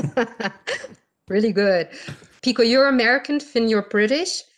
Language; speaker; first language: English; non-native, fluent; German